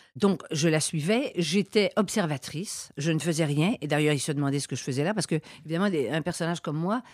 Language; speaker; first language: French; native; French